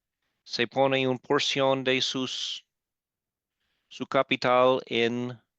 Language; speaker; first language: Spanish; non-native, fluent; English